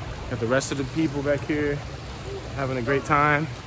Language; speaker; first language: English; early bilingual, other home language; Spanish